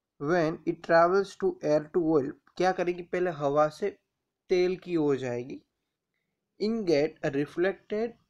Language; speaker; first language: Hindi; non-native, local second language; Gujarati